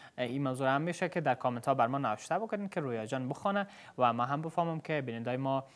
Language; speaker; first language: Persian; native; Persian